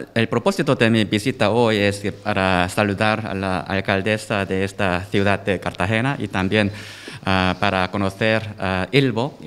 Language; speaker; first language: Spanish; non-native, learner; Korean